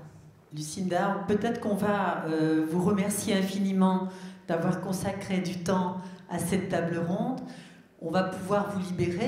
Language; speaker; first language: French; native; French